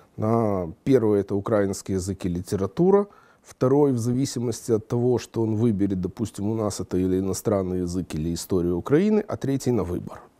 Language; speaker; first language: Russian; native; Russian